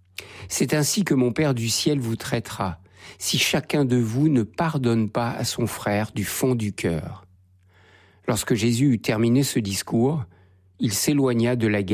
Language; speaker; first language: French; native; French